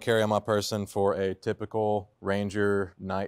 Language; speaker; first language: English; native; English